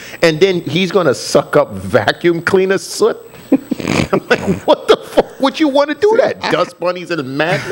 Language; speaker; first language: English; native; English